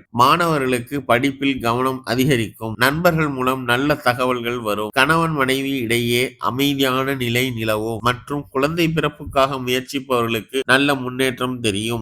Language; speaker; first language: Tamil; native; Tamil